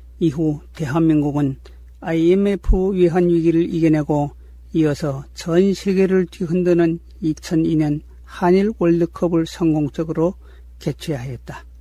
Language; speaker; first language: Korean; native; Korean